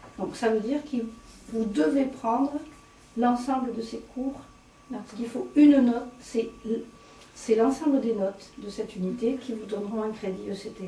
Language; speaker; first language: French; native; French